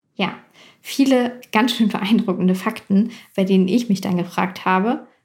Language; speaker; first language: German; native; German